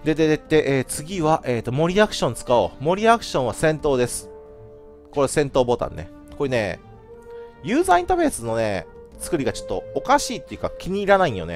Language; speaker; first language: Japanese; native; Japanese